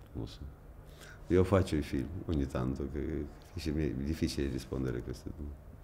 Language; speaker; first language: Italian; non-native, fluent; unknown